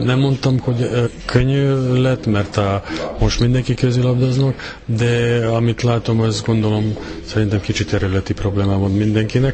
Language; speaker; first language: Hungarian; non-native, fluent; Serbian